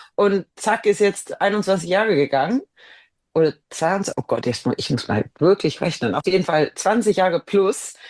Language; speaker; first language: German; non-native, fluent; Swedish